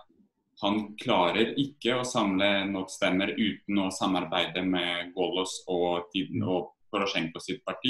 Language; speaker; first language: Norwegian; non-native, fluent; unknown